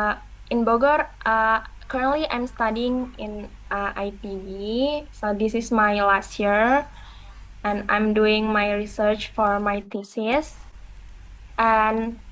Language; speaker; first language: English; non-native, learner; Indonesian